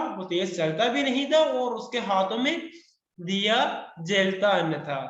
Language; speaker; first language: Hindi; non-native, local second language; Malayalam